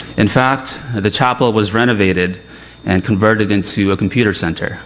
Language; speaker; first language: English; early bilingual, other home language; Chinese